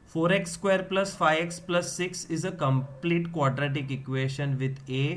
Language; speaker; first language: Hindi; non-native, local second language; Gujarati